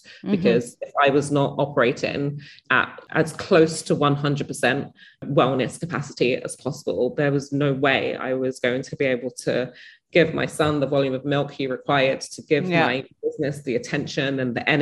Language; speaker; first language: English; native; English